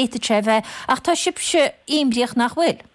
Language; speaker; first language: Irish; native; Irish